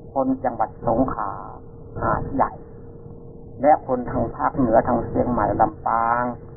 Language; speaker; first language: Thai; non-native, local second language; Northeastern Thai